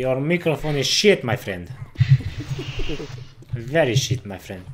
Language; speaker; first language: English; non-native, learner; Hungarian